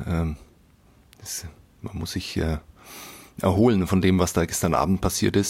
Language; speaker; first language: German; native; German